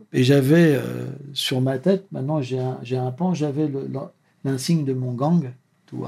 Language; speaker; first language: French; native; French